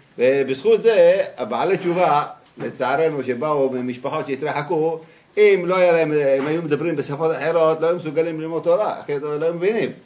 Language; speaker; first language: Hebrew; native; Hebrew